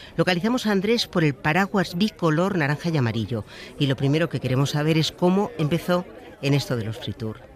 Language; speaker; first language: Spanish; native; Spanish